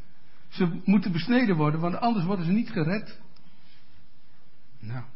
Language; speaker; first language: Dutch; native; Dutch